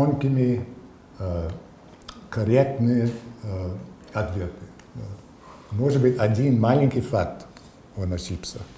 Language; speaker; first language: Russian; non-native, fluent; English